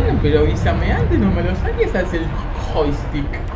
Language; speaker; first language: Spanish; native; Spanish